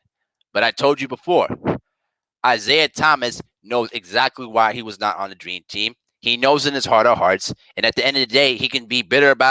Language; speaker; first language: English; native; English